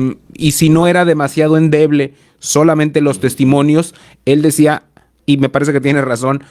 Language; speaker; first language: Spanish; native; Spanish